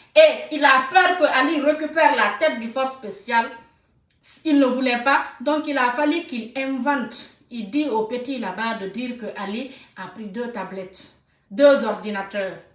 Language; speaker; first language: French; non-native, local second language; Susu